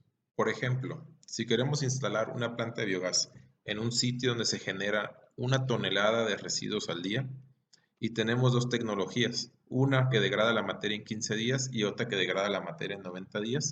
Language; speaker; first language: Spanish; native; Spanish